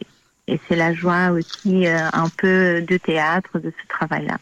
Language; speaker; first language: French; non-native, fluent; Portuguese